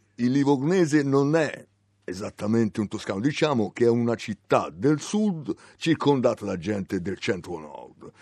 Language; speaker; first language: Italian; native; Italian